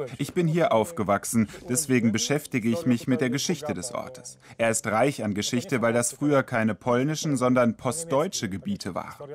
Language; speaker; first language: German; native; German